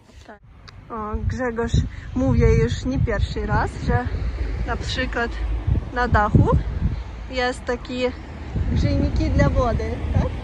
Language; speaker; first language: Polish; non-native, learner; Russian